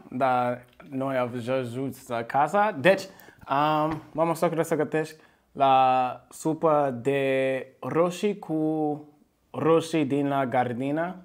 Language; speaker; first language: Romanian; non-native, learner; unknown